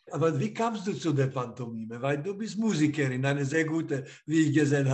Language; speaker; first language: German; non-native, fluent; Slovak